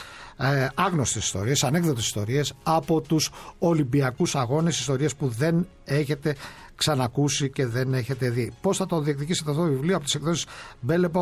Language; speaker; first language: Greek; native; Greek